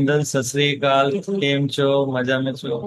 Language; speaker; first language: Hindi; native; Hindi